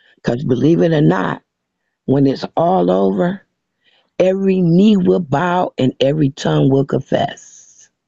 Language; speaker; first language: English; native; English